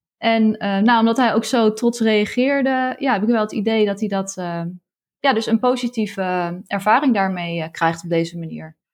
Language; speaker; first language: Dutch; native; Dutch